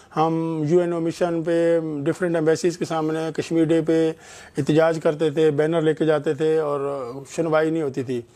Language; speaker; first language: Urdu; non-native, local second language; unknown